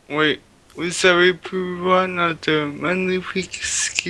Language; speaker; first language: French; native; French